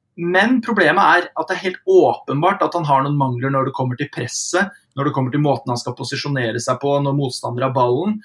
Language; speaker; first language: Norwegian; early bilingual, heritage; Norwegian